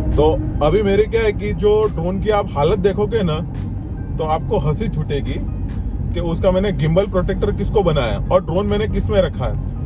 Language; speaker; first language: Hindi; non-native, local second language; Rajasthani